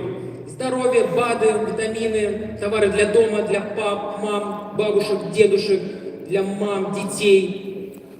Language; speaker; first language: Russian; native; Russian